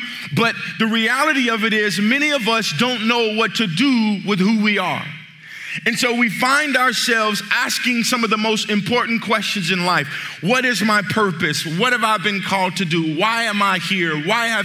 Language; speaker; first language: English; native; English